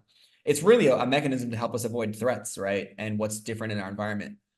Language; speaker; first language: English; native; English